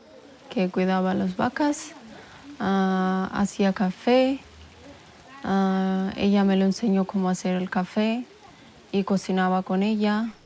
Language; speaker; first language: Spanish; non-native, local second language; Amharic